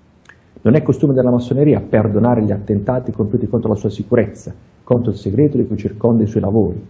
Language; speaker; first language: Italian; native; Italian